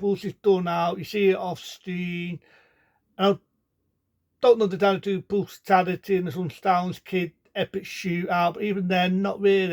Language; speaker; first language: English; native; English